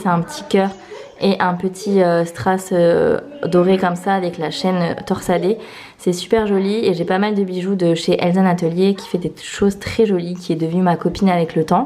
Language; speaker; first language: French; native; French